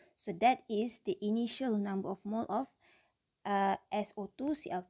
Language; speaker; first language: English; non-native, local second language; Malay